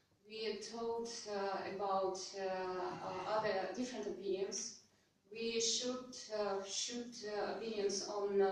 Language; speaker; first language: English; non-native, learner; Russian